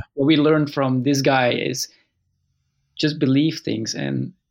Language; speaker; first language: English; non-native, fluent; Dutch